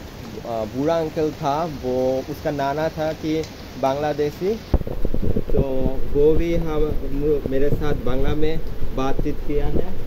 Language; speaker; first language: Hindi; non-native, learner; Bangla